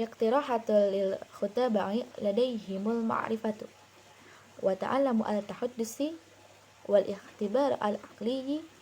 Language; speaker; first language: Arabic; non-native, learner; Indonesian